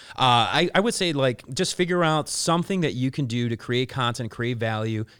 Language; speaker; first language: English; native; English